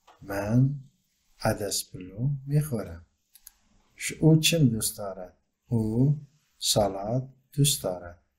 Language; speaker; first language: Persian; non-native, fluent; Turkish